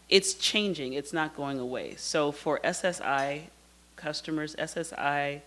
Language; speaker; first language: English; native; English